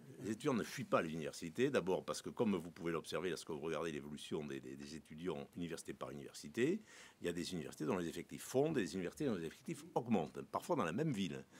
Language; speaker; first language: French; native; French